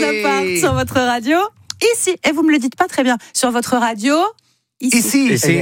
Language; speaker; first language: French; native; French